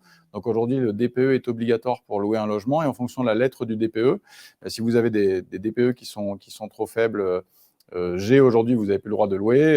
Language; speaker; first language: French; native; French